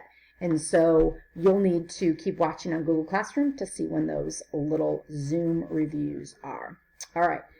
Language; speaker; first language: English; native; English